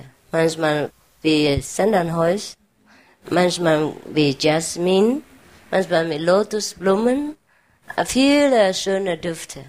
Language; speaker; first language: German; non-native, learner; Vietnamese